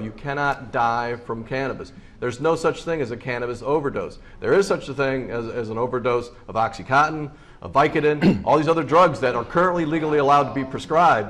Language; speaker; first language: English; native; English